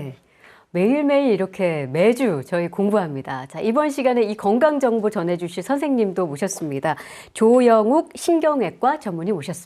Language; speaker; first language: Korean; native; Korean